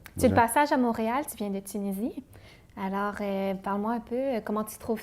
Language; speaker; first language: French; native; French